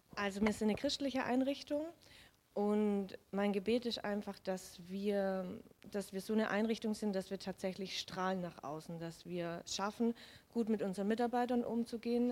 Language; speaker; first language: German; native; German